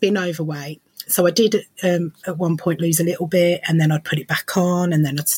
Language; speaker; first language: English; native; English